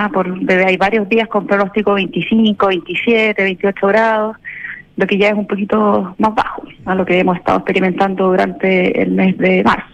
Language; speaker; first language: Spanish; native; Spanish